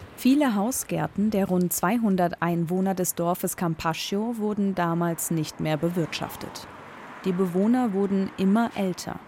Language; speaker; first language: German; native; German